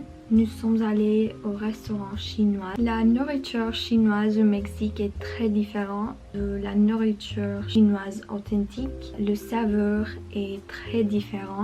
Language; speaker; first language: French; non-native, learner; Spanish